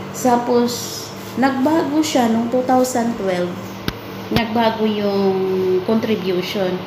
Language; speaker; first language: Filipino; non-native, local second language; Cebuano